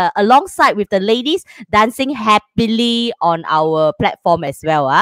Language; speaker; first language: English; non-native, local second language; Chinese